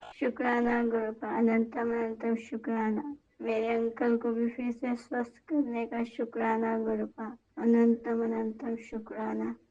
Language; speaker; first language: Hindi; native; Hindi